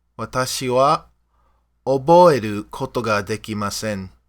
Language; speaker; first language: Japanese; non-native, learner; English